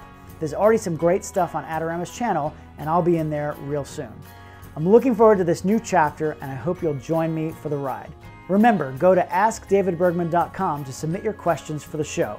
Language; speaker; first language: English; native; English